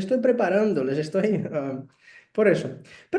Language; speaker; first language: Spanish; non-native, fluent; Portuguese